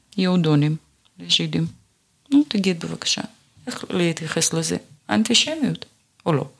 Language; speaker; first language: Hebrew; non-native, fluent; Russian